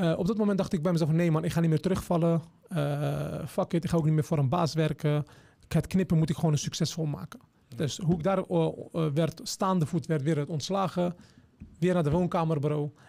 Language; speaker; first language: Dutch; early bilingual, other home language; Turkish